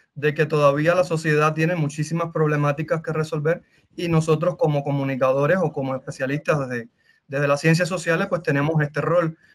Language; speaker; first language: Spanish; native; Spanish